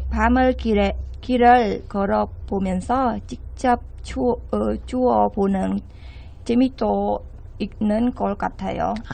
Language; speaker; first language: Korean; non-native, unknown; Khmer